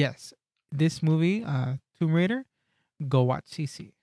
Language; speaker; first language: English; native; English